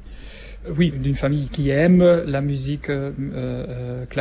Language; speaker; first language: French; non-native, learner; German